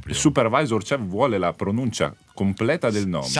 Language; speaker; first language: Italian; native; Italian